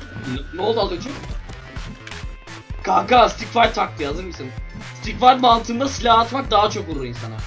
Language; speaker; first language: Turkish; native; Turkish